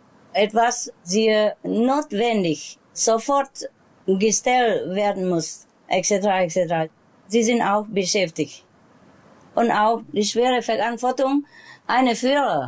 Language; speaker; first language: German; non-native, learner; Vietnamese